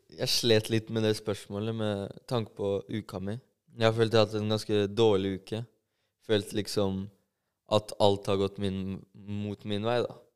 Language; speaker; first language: Norwegian; early bilingual, other home language; Albanian